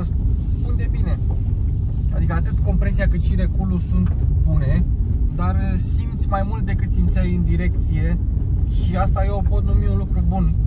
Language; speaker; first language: Romanian; native; Romanian